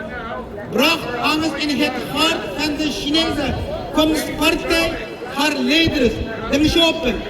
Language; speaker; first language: Dutch; non-native, local second language; Uyghur